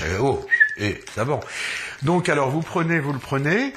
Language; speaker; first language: French; native; French